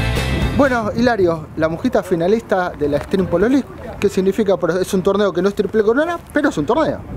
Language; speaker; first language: Spanish; native; Spanish